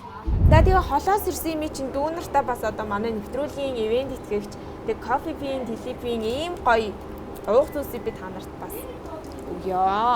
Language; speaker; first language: Mongolian; native; Mongolian